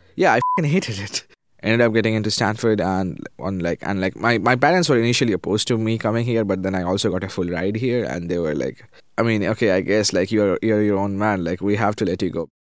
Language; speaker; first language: English; non-native, fluent; Japanese